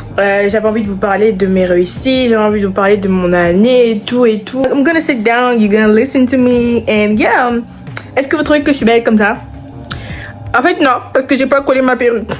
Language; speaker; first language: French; non-native, local second language; Lingala